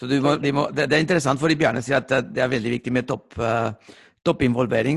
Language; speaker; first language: Norwegian; non-native, fluent; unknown